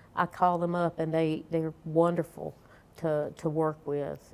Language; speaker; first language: English; native; English